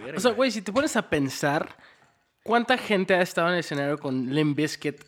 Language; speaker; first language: Spanish; early bilingual, heritage; Spanish